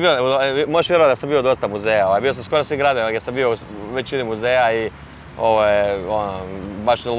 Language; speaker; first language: Serbian; native; Serbian